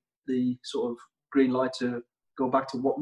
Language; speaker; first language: English; native; English